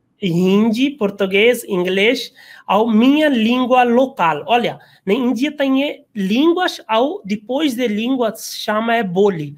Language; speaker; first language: Portuguese; non-native, learner; Hindi